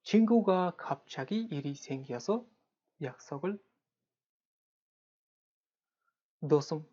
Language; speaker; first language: Korean; non-native, fluent; Kazakh